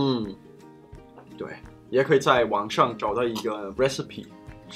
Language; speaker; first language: Chinese; non-native, fluent; Danish